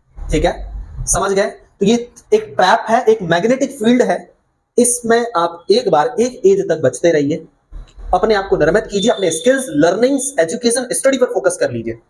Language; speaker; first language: Hindi; native; Hindi